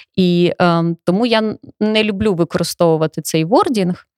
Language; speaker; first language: Ukrainian; native; Ukrainian